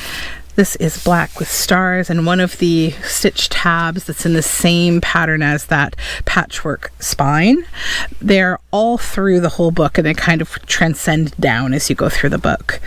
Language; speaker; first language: English; native; English